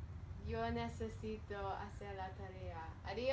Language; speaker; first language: Spanish; non-native, learner; English